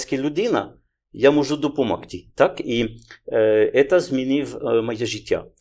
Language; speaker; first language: Ukrainian; non-native, learner; French